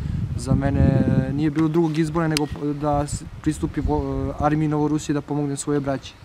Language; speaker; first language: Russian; non-native, learner; Serbian